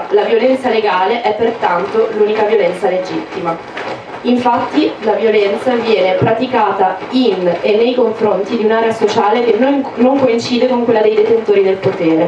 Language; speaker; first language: Italian; native; Italian